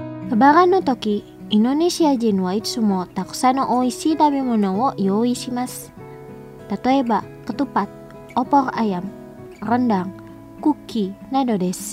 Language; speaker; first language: Japanese; non-native, fluent; Indonesian